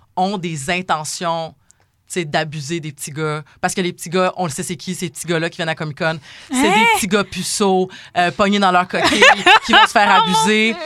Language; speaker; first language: French; native; French